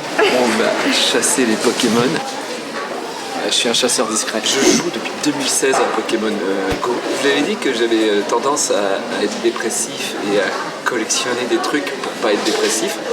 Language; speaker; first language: French; native; French